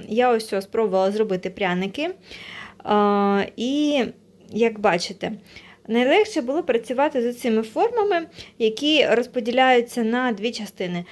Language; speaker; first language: Ukrainian; non-native, local second language; Russian